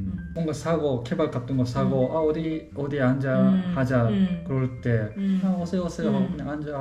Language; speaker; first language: Korean; non-native, learner; Japanese